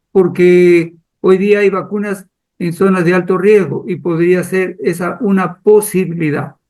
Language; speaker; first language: Spanish; native; Spanish